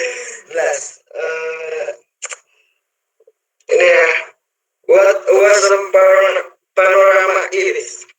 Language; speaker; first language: English; non-native, learner; Indonesian